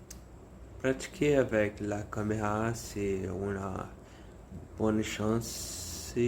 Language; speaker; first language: French; non-native, learner; Portuguese